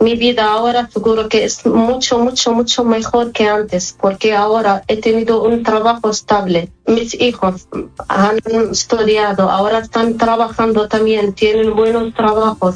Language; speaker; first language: Spanish; non-native, fluent; Arabic